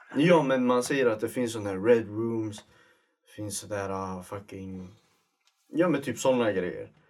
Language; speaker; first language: Swedish; early bilingual, other home language; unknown